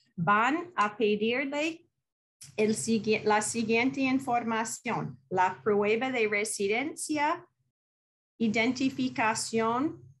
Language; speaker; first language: Spanish; non-native, fluent; English